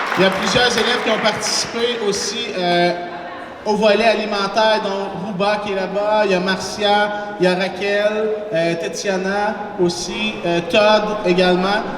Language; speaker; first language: French; native; French